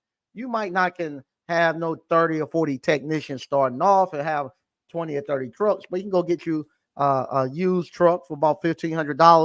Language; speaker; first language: English; native; English